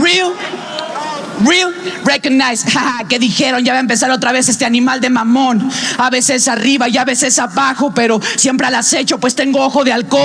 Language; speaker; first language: Spanish; native; Spanish